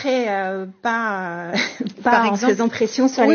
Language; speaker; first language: French; native; French